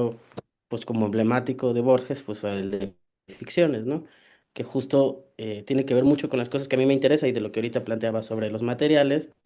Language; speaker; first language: Spanish; native; Spanish